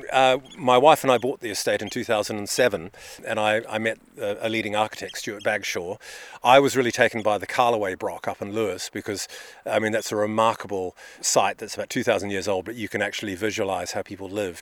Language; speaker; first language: English; native; English